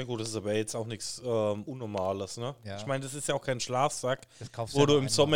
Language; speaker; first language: German; native; German